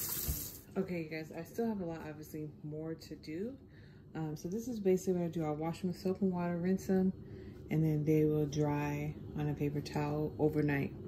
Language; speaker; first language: English; native; English